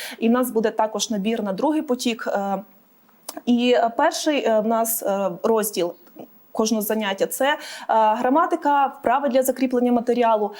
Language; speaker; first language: Ukrainian; native; Ukrainian